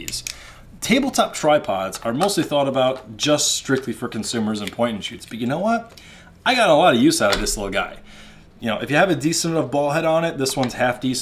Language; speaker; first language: English; native; English